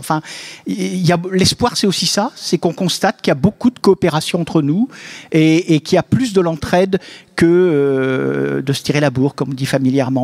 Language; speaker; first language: French; native; French